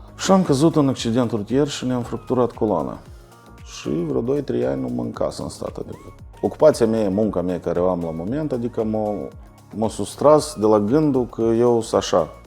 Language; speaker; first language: Romanian; native; Romanian